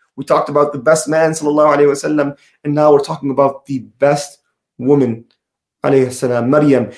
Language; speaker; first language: English; native; English